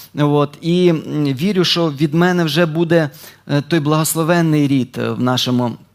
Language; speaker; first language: Ukrainian; native; Ukrainian